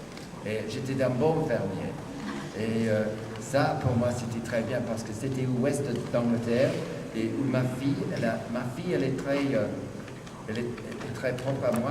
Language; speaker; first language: French; non-native, fluent; English